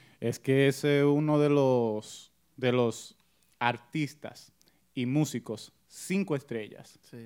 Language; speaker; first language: Spanish; early bilingual, heritage; Spanish